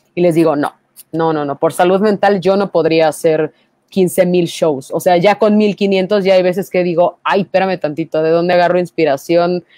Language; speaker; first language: Spanish; native; Spanish